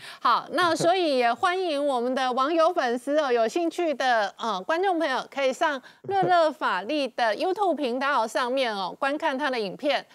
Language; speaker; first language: Chinese; native; Chinese